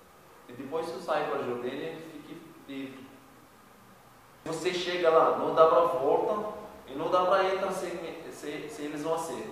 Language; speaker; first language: Portuguese; non-native, learner; Arabic